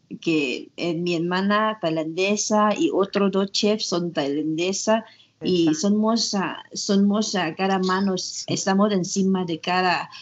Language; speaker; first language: Spanish; non-native, learner; Thai